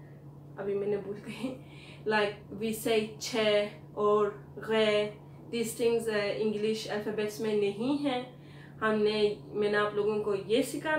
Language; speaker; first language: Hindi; non-native, fluent; Turkish